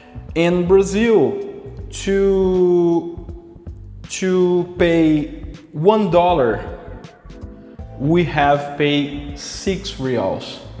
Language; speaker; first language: English; non-native, local second language; Portuguese